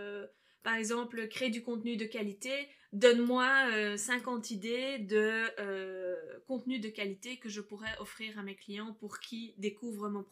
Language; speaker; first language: French; native; French